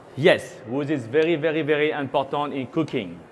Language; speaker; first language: English; non-native, fluent; French